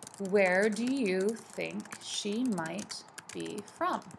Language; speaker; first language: English; native; English